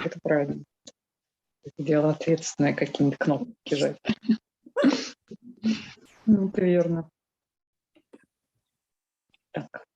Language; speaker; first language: Russian; native; Russian